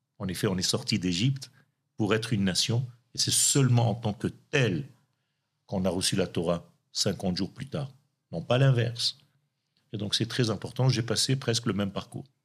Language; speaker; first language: French; non-native, local second language; Hebrew